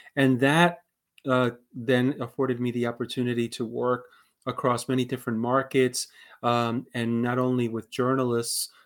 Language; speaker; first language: English; early bilingual, other home language; Spanish